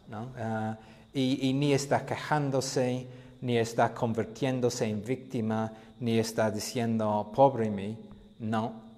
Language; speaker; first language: Spanish; non-native, fluent; English